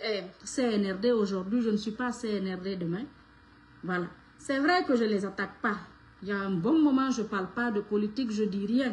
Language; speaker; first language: French; non-native, local second language; Fula